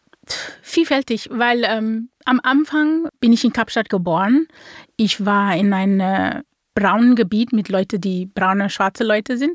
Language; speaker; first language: German; non-native, fluent; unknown